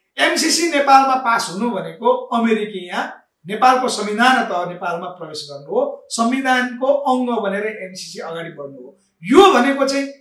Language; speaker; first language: Nepali; native; Nepali